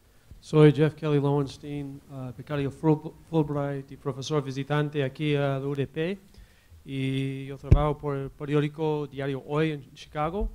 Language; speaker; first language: Spanish; non-native, fluent; English